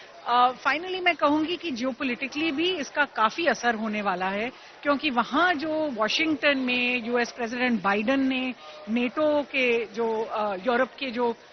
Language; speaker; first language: Hindi; native; Hindi